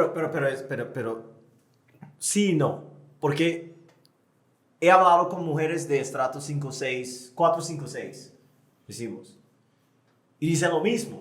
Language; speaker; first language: Spanish; non-native, fluent; English